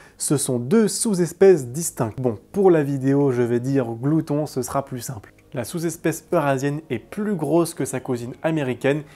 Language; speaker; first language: French; native; French